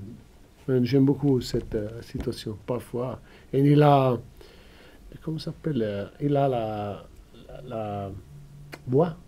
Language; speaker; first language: French; non-native, fluent; Italian